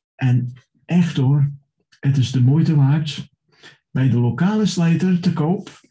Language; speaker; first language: Dutch; non-native, fluent; English